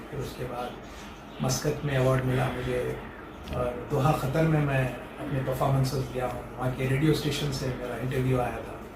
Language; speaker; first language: Urdu; native; Urdu